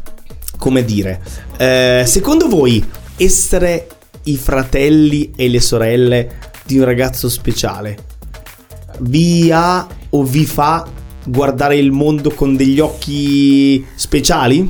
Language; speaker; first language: Italian; native; Italian